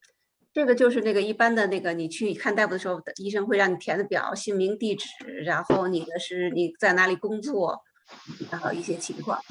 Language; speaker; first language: Chinese; native; Chinese